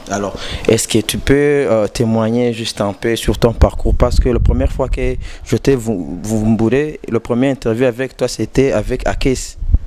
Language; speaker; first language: French; non-native, local second language; Rundi